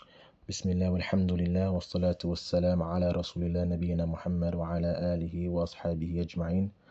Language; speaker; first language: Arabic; non-native, fluent; English